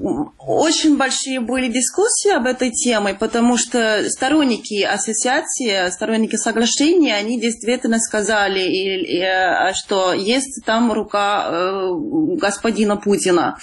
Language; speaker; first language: Russian; non-native, fluent; Dutch